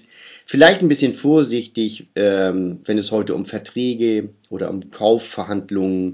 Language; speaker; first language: German; native; German